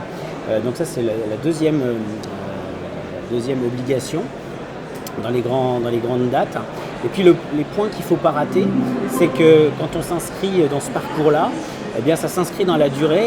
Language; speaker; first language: French; native; French